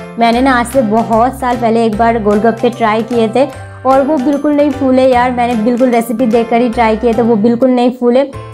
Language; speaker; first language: Hindi; non-native, local second language; Bangla